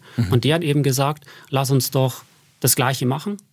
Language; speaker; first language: German; native; German